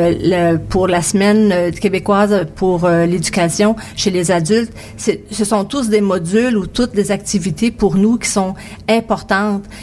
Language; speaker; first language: French; native; French